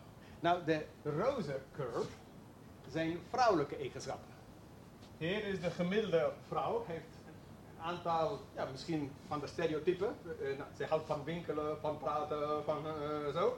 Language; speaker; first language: Dutch; non-native, fluent; English